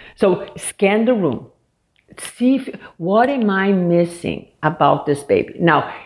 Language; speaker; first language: English; non-native, fluent; Portuguese